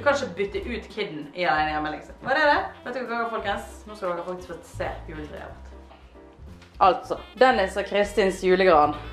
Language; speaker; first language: Norwegian; native; Norwegian